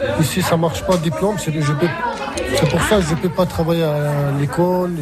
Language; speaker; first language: French; non-native, learner; Russian